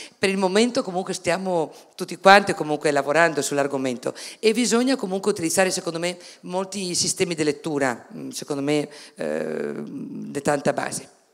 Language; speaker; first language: Italian; non-native, fluent; Spanish